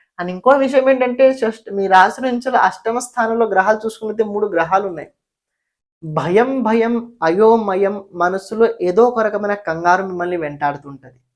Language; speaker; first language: Telugu; non-native, local second language; Marathi